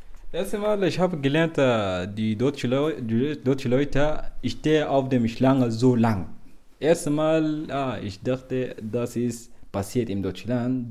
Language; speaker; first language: German; non-native, learner; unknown